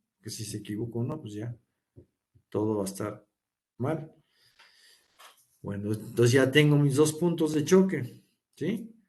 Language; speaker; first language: Spanish; native; Spanish